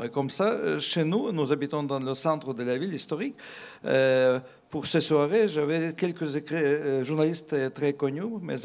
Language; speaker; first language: French; non-native, fluent; Russian